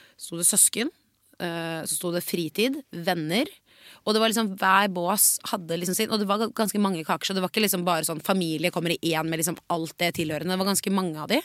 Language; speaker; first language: Norwegian; native; Norwegian